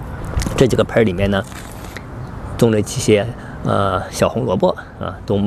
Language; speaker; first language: Chinese; native; Chinese